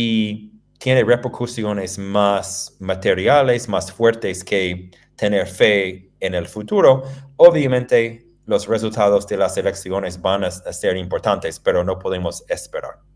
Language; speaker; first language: Spanish; non-native, fluent; English